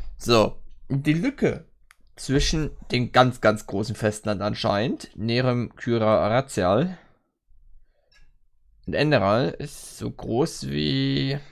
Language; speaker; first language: German; native; German